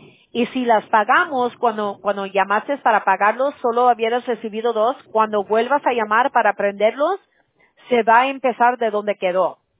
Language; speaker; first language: Spanish; early bilingual, heritage; Spanish